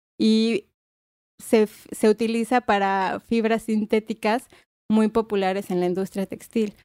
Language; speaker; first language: Spanish; native; Spanish